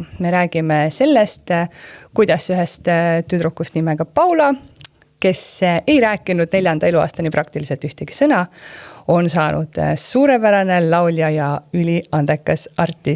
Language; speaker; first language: Estonian; native; Estonian